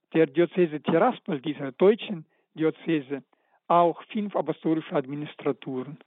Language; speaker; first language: German; early bilingual, other home language; Russian